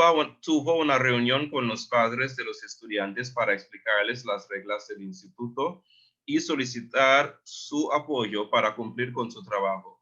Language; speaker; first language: Spanish; non-native, fluent; English